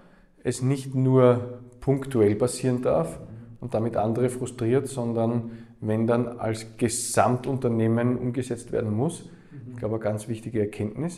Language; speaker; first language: German; native; German